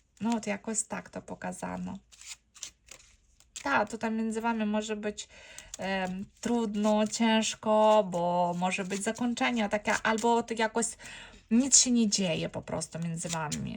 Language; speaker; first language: Polish; non-native, fluent; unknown